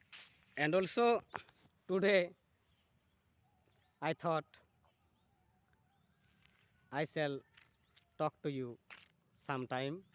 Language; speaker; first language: English; non-native, learner; Bangla